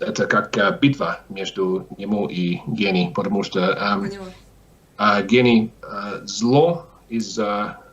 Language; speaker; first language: Russian; non-native, learner; English